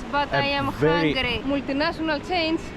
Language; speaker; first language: English; non-native, learner; Greek